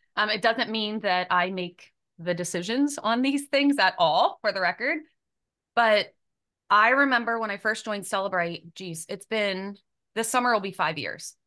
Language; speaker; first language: English; native; English